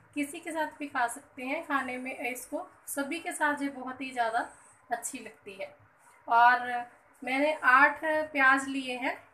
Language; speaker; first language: Hindi; non-native, local second language; Punjabi